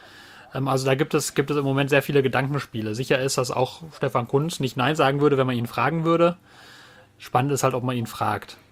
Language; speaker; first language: German; native; German